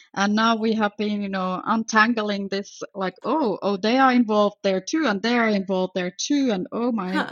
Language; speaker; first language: English; non-native, fluent; Finnish